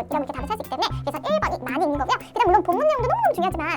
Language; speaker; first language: Korean; native; Korean